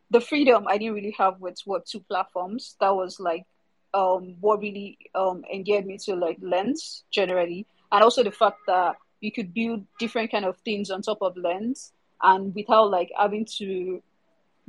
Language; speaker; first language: English; non-native, local second language; Yoruba